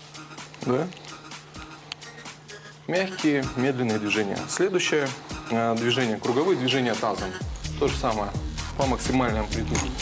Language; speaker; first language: Russian; native; Russian